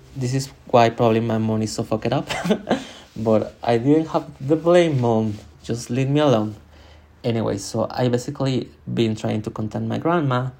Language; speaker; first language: English; non-native, fluent; Spanish